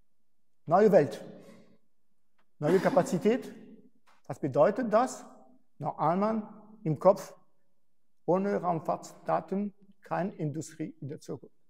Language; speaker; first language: German; non-native, fluent; French